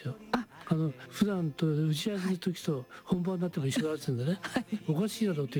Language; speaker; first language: Japanese; native; Japanese